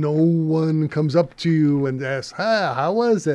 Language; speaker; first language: English; native; English